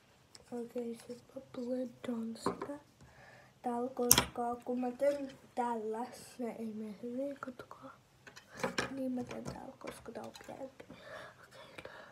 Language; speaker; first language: Finnish; early bilingual, other home language; Persian